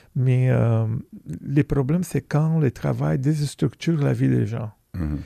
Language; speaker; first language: French; non-native, fluent; Portuguese